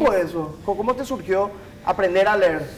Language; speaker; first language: Spanish; native; Spanish